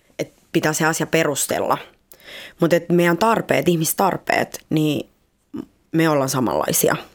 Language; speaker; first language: Finnish; early bilingual, other home language; Spanish